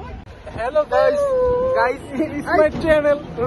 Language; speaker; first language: English; non-native, local second language; Bangla